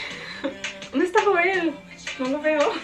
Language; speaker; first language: Spanish; early bilingual, heritage; Spanish